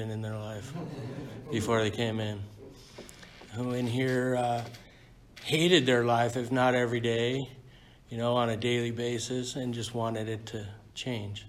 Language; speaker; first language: English; native; English